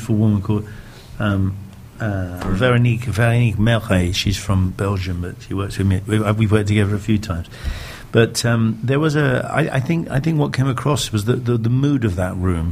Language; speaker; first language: English; native; English